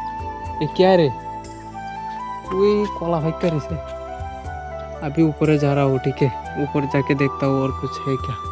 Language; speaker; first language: Hindi; non-native, local second language; Bangla